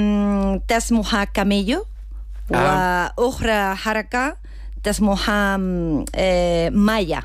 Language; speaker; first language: Arabic; non-native, learner; Spanish